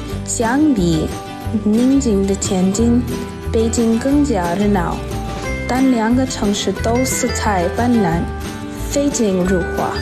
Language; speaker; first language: Chinese; non-native, fluent; English